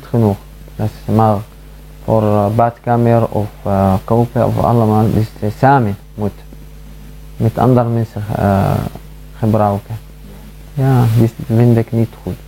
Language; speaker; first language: Dutch; non-native, learner; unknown